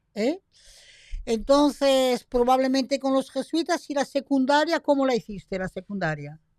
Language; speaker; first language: Spanish; non-native, fluent; French